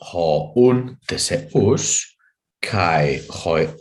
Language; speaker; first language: Greek; non-native, fluent; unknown